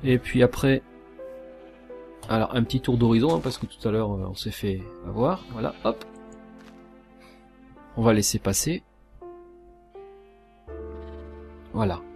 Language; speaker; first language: French; native; French